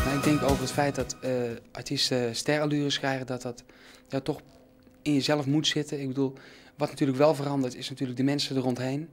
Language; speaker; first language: Dutch; native; Dutch